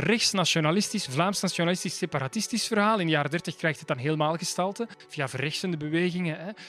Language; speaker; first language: Dutch; native; Dutch